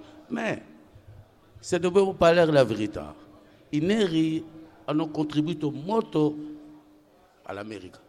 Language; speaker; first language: Italian; non-native, fluent; French